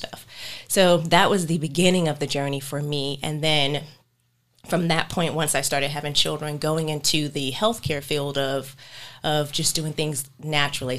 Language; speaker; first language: English; native; English